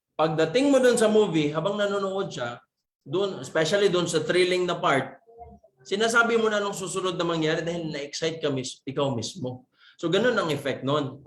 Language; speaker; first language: Filipino; non-native, local second language; Cebuano